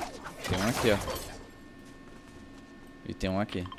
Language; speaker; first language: Portuguese; native; Portuguese